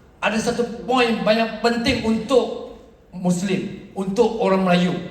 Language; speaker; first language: Malay; non-native, local second language; Chinese